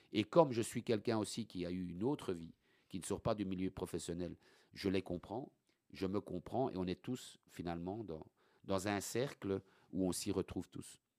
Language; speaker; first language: French; early bilingual, other home language; Italian